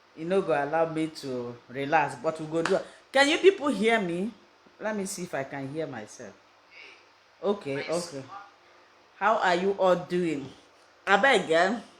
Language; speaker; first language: Nigerian Pidgin; non-native, local second language; Igbo